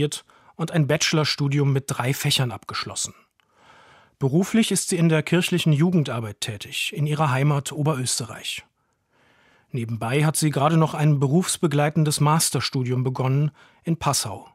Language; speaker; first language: German; native; German